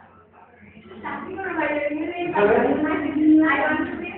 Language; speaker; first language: English; non-native, learner; Bangla